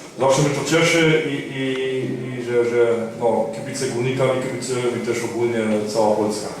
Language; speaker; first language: Polish; early bilingual, heritage; Polish